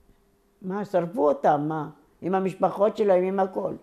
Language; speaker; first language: Hebrew; non-native, local second language; Ladino